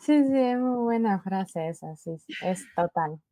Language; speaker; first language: Spanish; early bilingual, other home language; Chinese